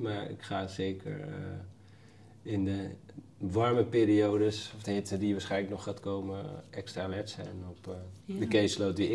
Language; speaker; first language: Dutch; native; Dutch